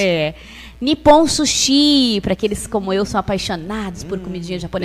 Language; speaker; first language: Portuguese; native; Portuguese